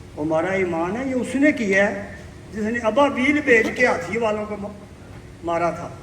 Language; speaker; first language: Urdu; non-native, local second language; Punjabi